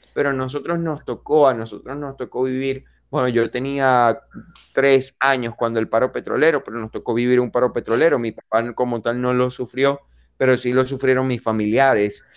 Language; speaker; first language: Spanish; native; Spanish